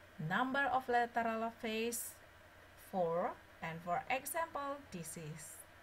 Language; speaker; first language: English; non-native, learner; Indonesian